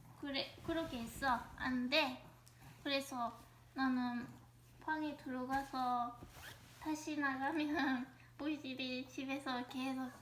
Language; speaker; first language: Korean; non-native, learner; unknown